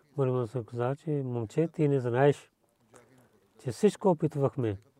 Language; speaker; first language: Bulgarian; non-native, learner; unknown